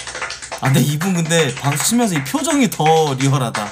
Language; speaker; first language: Korean; native; Korean